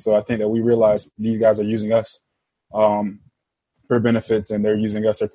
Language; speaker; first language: English; native; English